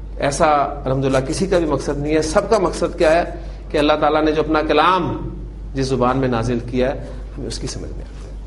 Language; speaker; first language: Urdu; native; Urdu